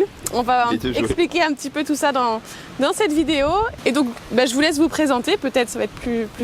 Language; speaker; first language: French; native; French